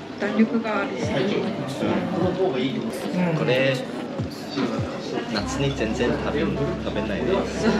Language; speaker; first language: Japanese; non-native, fluent; Chinese